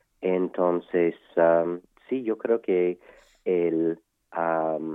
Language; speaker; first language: Spanish; non-native, fluent; English